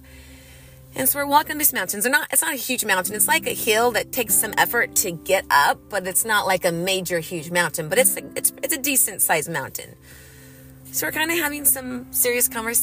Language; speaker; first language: English; native; English